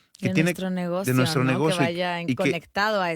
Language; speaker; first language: Spanish; native; Spanish